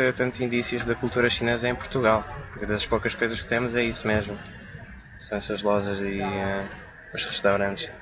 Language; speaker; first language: Portuguese; early bilingual, other home language; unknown